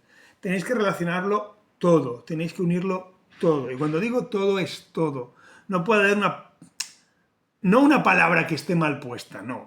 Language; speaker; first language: Spanish; native; Spanish